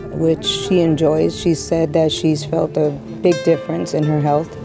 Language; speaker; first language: English; native; English